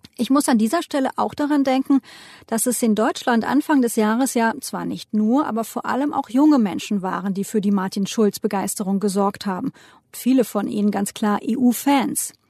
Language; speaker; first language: German; early bilingual, other home language; Turkish